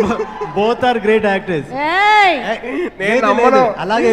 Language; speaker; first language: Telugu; non-native, learner; Malayalam